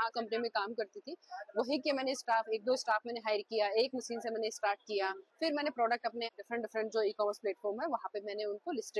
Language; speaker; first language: Hindi; native; Hindi